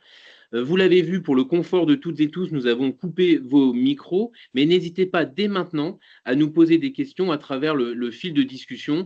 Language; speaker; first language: French; native; French